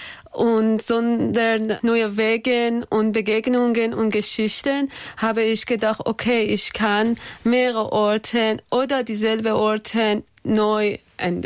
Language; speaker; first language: German; non-native, learner; Persian